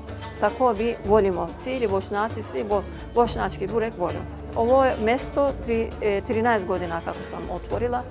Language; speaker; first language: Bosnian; early bilingual, heritage; Bosnian